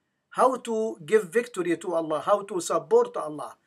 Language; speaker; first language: English; non-native, fluent; Arabic